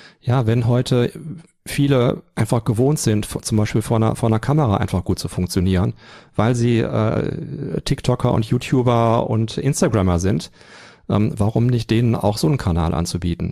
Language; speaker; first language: German; native; German